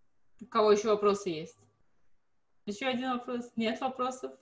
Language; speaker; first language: Russian; native; Russian